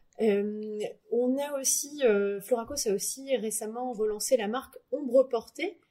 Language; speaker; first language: French; native; French